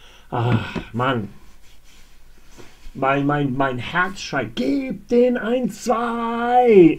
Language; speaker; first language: German; non-native, fluent; English